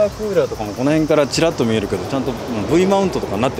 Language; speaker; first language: Japanese; native; Japanese